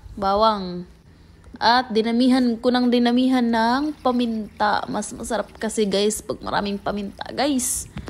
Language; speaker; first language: Filipino; non-native, local second language; Cebuano